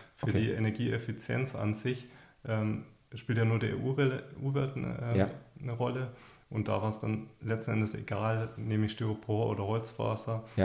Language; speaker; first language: German; native; German